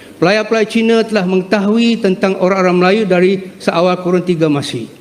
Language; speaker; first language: Malay; native; Malay